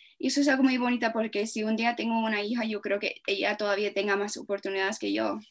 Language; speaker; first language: Spanish; non-native, fluent; English